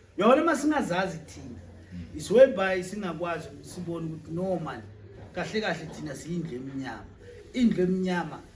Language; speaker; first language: Zulu; native; Zulu